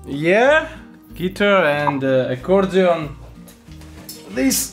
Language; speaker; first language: English; non-native, learner; Russian